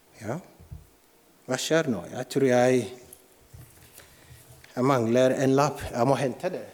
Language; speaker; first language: Norwegian; non-native, fluent; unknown